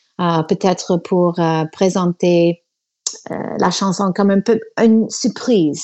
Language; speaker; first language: French; non-native, learner; English